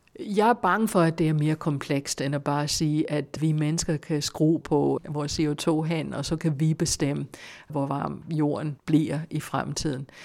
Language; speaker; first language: Danish; non-native, fluent; English